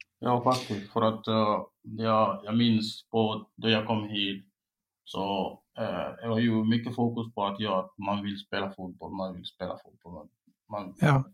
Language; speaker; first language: Swedish; non-native, learner; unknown